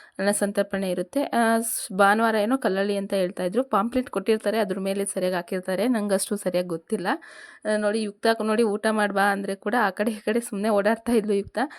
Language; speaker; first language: Kannada; non-native, local second language; Lambadi